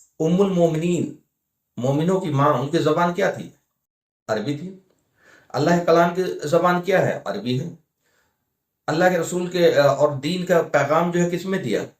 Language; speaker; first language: Urdu; native; Urdu